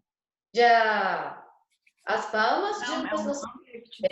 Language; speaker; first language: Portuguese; non-native, learner; Japanese